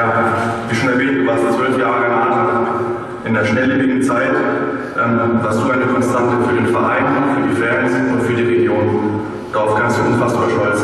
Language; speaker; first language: German; native; German